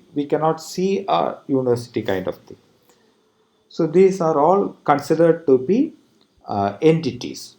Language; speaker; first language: English; non-native, local second language; Malayalam